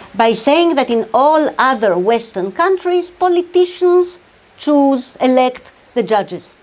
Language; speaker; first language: English; non-native, fluent; Hebrew